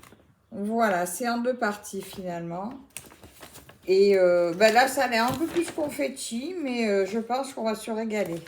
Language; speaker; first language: French; native; French